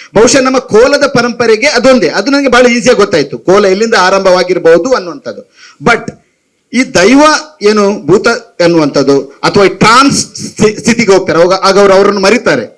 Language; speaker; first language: Kannada; non-native, local second language; Tulu